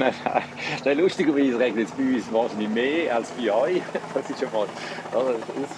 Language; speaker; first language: German; native; German